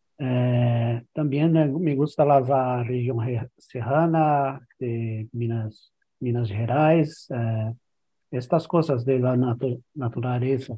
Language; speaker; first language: Spanish; non-native, learner; Portuguese